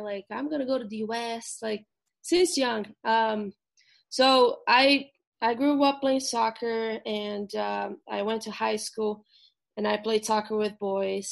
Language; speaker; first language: English; non-native, fluent; Portuguese